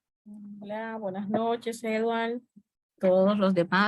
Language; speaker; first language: Spanish; native; Spanish